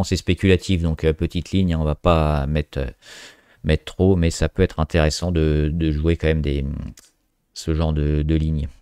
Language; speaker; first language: French; native; French